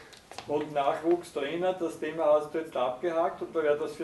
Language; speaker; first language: German; native; German